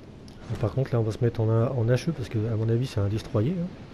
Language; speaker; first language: French; native; French